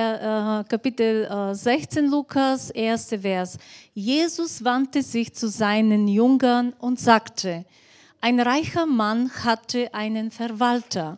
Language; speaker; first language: German; non-native, fluent; Bulgarian